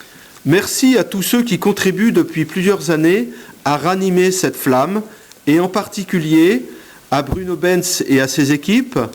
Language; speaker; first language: French; native; French